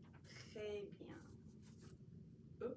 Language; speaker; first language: French; non-native, fluent; English